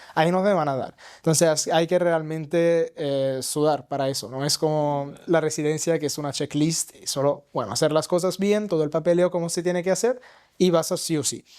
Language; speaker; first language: Spanish; non-native, fluent; Italian